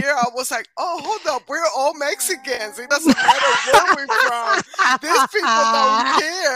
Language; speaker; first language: English; non-native, fluent; Spanish